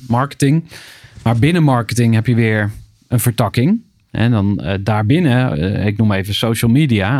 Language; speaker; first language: Dutch; native; Dutch